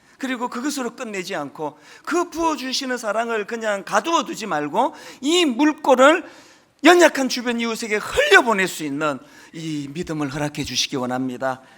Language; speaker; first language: Korean; native; Korean